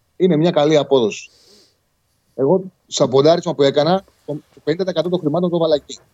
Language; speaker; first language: Greek; native; Greek